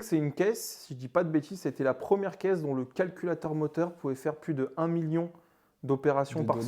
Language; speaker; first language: French; native; French